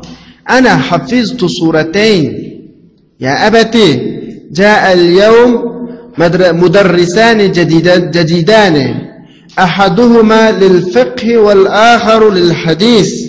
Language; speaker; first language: Arabic; non-native, fluent; Uzbek